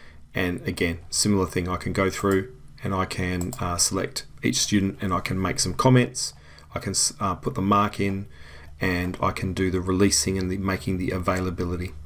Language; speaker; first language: English; native; English